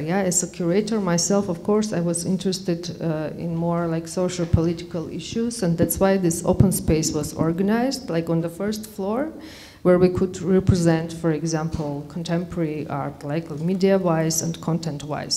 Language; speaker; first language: English; non-native, fluent; Armenian